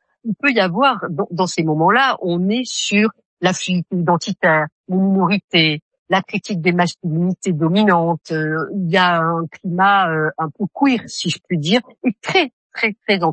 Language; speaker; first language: French; native; French